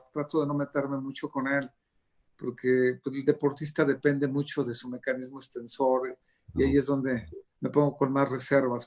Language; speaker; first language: Spanish; native; Spanish